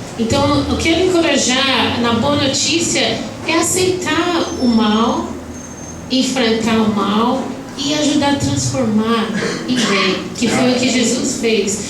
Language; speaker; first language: Portuguese; native; Portuguese